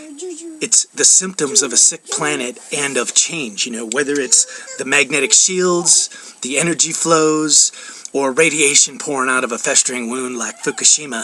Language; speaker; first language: English; native; English